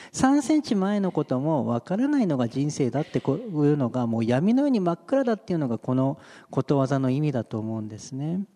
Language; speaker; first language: Japanese; native; Japanese